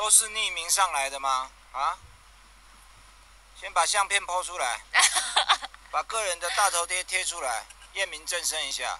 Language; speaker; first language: Chinese; native; Chinese